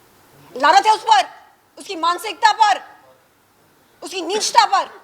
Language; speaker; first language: Hindi; native; Hindi